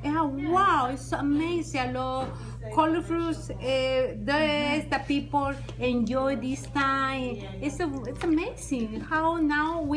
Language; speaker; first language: English; non-native, learner; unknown